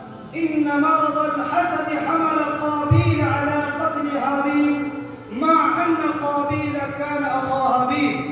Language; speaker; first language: Arabic; non-native, learner; Urdu